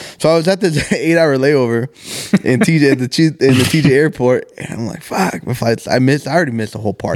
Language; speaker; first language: English; early bilingual, other home language; Spanish